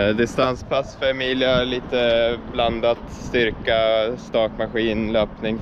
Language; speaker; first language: Swedish; native; Swedish